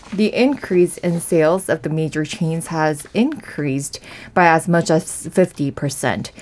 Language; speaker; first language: English; non-native, fluent; Korean